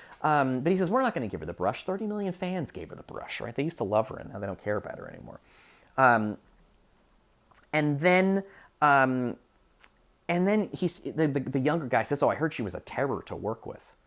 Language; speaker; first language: English; native; English